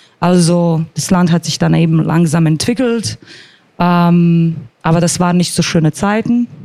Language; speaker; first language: German; non-native, fluent; Croatian